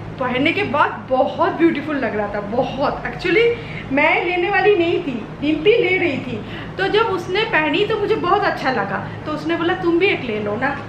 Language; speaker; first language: Hindi; non-native, local second language; Bangla